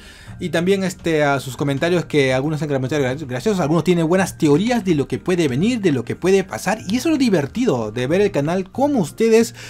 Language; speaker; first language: Spanish; native; Spanish